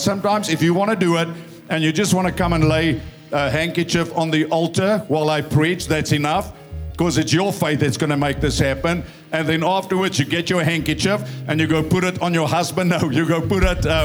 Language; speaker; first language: English; non-native, local second language; Afrikaans